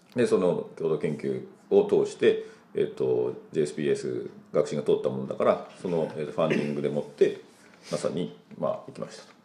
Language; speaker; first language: Japanese; native; Japanese